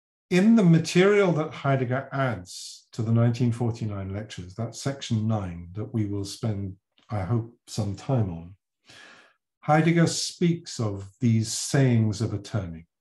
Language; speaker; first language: English; native; English